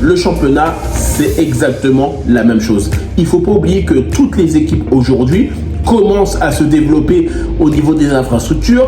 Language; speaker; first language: French; native; French